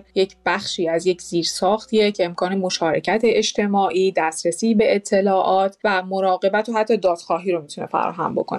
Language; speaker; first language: Persian; native; Persian